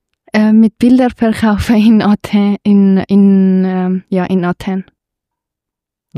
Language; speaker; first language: German; non-native, fluent; Persian